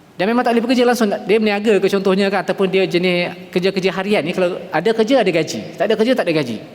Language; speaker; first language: Malay; native; Malay